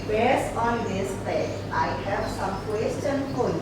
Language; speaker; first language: English; non-native, local second language; Indonesian